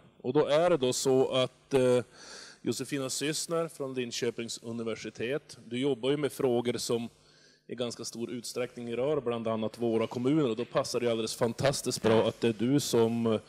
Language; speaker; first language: Swedish; native; Swedish